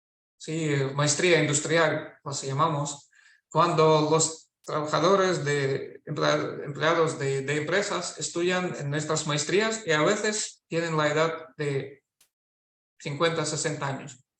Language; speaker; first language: Spanish; non-native, fluent; Russian